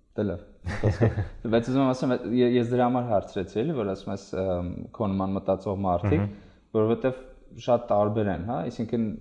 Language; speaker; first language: Armenian; native; Armenian